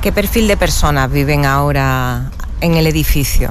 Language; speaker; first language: Spanish; native; Spanish